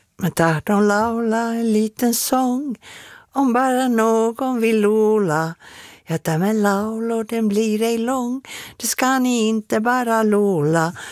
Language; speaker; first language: Swedish; early bilingual, other home language; Finnish